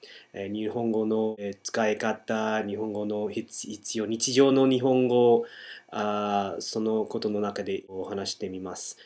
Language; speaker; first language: Japanese; non-native, learner; English